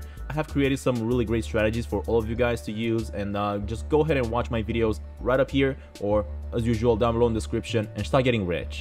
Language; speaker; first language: English; non-native, fluent; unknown